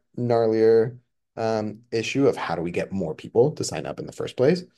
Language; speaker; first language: English; non-native, fluent; Spanish